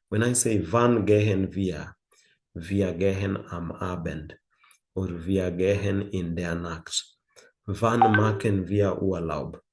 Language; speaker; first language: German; non-native, fluent; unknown